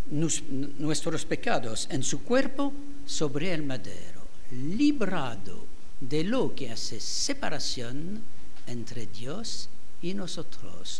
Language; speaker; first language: Spanish; non-native, fluent; French